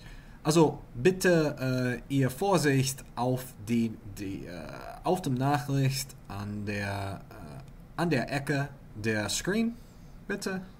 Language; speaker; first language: German; non-native, learner; English